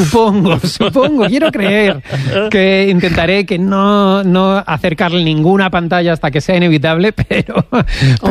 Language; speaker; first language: Spanish; native; Spanish